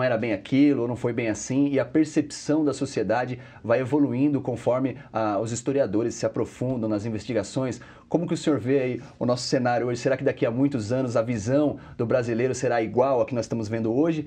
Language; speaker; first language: Portuguese; native; Portuguese